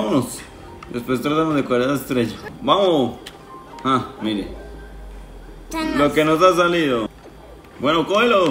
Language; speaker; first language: Spanish; native; Spanish